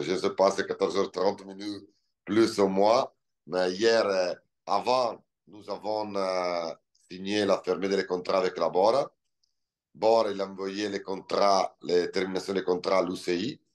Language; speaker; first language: French; non-native, learner; Italian